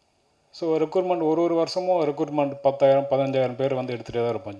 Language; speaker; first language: Tamil; native; Tamil